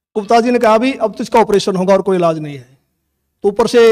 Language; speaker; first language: Hindi; native; Hindi